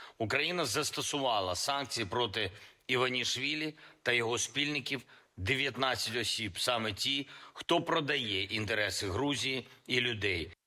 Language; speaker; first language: Ukrainian; non-native, fluent; Georgian